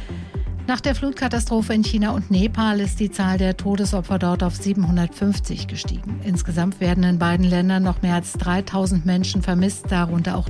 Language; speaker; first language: German; native; German